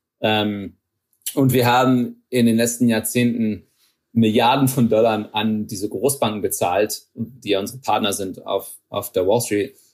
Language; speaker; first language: German; early bilingual, heritage; German